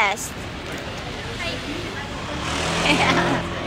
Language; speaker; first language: Japanese; early bilingual, other home language; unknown